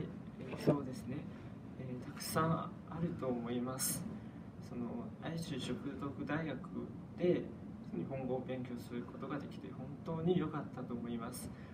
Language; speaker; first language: Japanese; non-native, fluent; Chinese